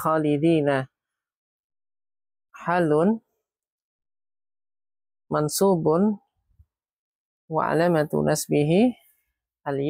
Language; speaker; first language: Arabic; non-native, fluent; Indonesian